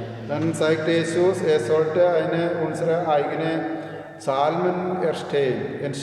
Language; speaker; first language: German; non-native, learner; Malayalam